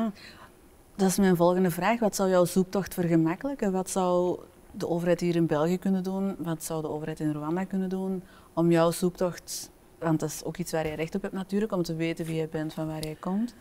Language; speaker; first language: Dutch; native; Dutch